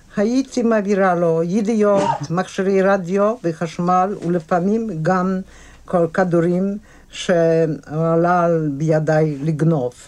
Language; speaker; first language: Hebrew; non-native, fluent; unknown